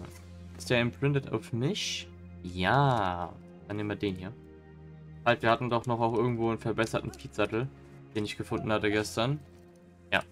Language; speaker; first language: German; native; German